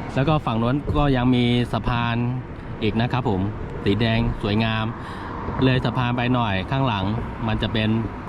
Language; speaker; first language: Thai; non-native, fluent; Chinese